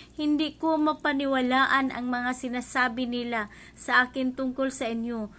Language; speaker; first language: Filipino; non-native, local second language; Cebuano